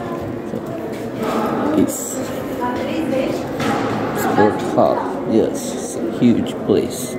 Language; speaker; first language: English; non-native, learner; Romanian